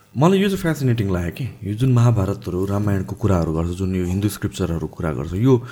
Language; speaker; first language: Nepali; native; Nepali